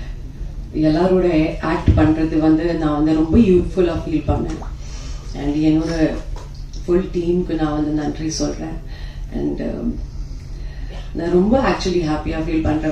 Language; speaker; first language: Tamil; non-native, fluent; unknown